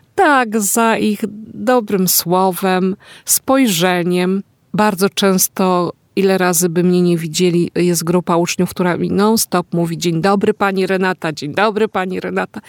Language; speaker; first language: Polish; native; Polish